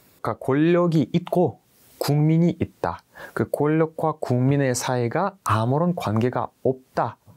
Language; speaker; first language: Korean; non-native, fluent; Russian